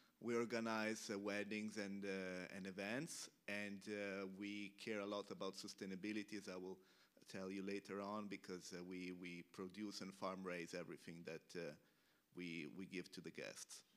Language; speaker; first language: English; non-native, fluent; Italian